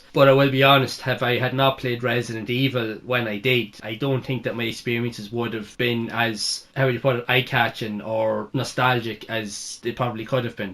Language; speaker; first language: English; native; English